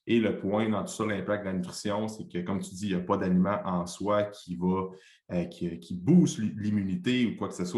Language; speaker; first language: French; native; French